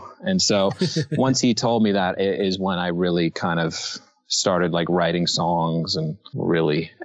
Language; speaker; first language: English; native; English